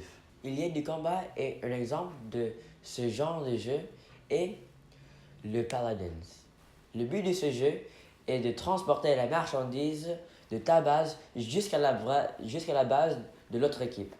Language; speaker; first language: French; non-native, fluent; English